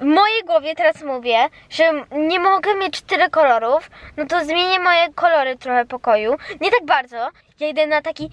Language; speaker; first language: Polish; early bilingual, heritage; Polish